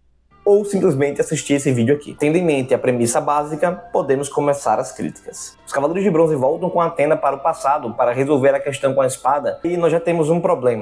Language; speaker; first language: Portuguese; native; Portuguese